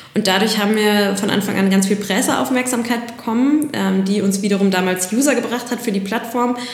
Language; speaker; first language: German; native; German